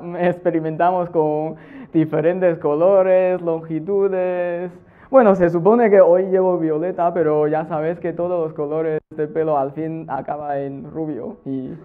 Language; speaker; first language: Spanish; non-native, fluent; Chinese